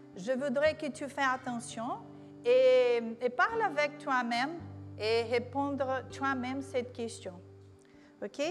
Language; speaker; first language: French; non-native, learner; Portuguese